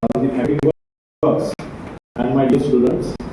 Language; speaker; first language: English; non-native, local second language; Marathi